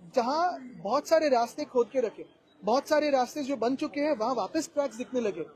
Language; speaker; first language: Hindi; non-native, local second language; Marathi